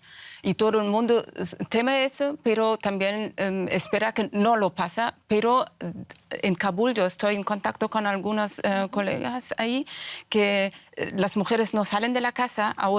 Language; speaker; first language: Spanish; non-native, fluent; Persian